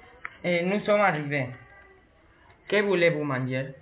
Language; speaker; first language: French; non-native, learner; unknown